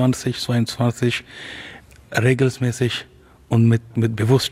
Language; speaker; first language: German; non-native, learner; Urdu